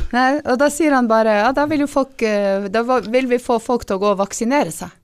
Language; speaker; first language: Norwegian; native; Norwegian